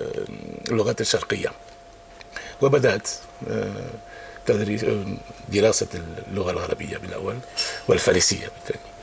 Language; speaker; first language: Arabic; non-native, fluent; French